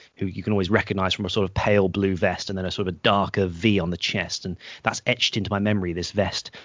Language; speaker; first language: English; native; English